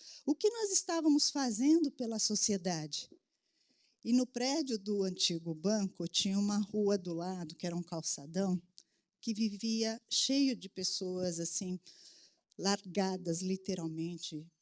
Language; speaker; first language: Portuguese; native; Portuguese